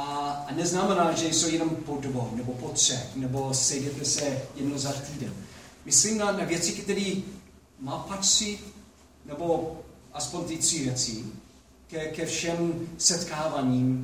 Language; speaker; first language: Czech; non-native, fluent; English